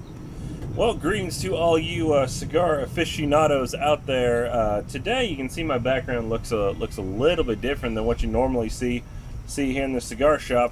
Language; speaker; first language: English; native; English